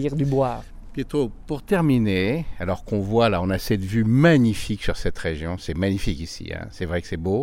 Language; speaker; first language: French; native; French